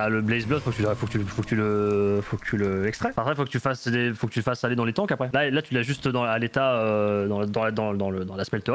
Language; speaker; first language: French; native; French